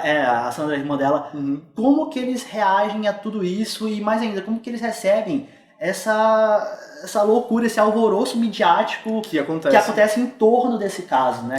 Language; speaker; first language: Portuguese; native; Portuguese